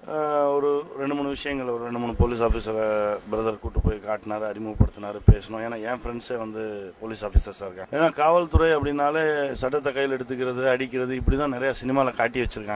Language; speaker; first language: Tamil; native; Tamil